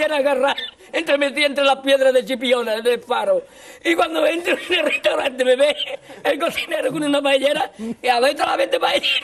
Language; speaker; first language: Spanish; native; Spanish